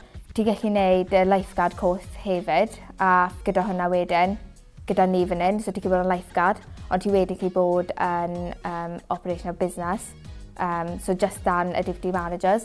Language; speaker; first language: Welsh; native; Welsh